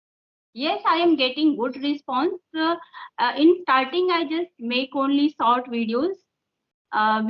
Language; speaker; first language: English; non-native, local second language; Hindi